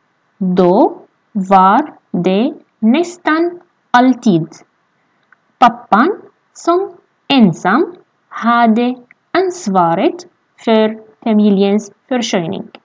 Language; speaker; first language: Swedish; non-native, fluent; Arabic